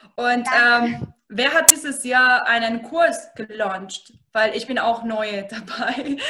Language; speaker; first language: German; non-native, fluent; Spanish